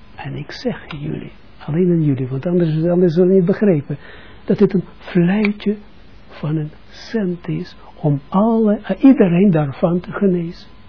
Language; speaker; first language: Dutch; non-native, fluent; Russian